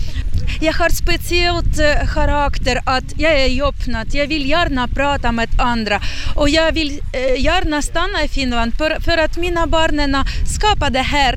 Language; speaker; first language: Swedish; non-native, learner; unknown